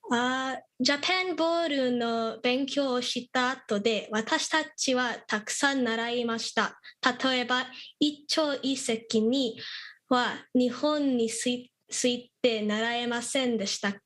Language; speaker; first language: Japanese; non-native, learner; English